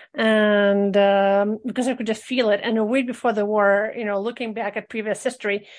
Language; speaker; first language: English; early bilingual, other home language; Russian